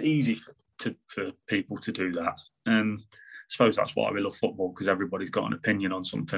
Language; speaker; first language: English; native; English